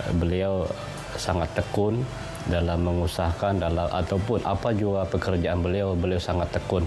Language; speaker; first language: Malay; non-native, local second language; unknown